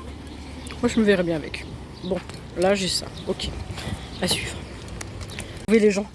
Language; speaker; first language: French; native; French